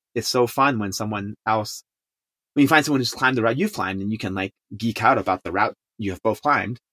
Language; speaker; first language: English; non-native, local second language; Chinese